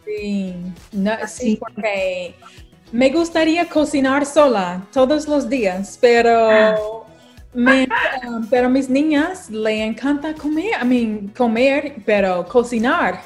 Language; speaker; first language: Spanish; non-native, learner; English